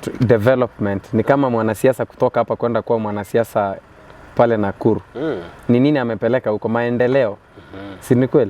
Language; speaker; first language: Swahili; non-native, local second language; Gusii